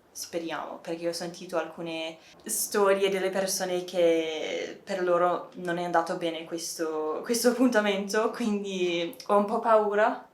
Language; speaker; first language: Italian; non-native, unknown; English